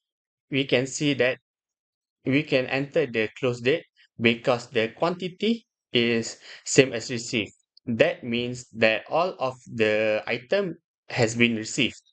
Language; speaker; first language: English; non-native, local second language; Malay